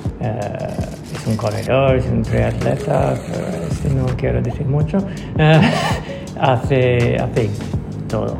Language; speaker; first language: Spanish; non-native, learner; English